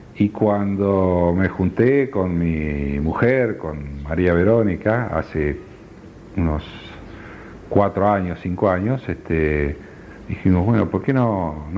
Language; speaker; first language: Spanish; native; Spanish